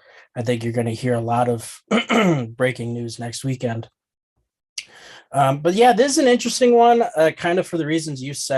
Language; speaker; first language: English; native; English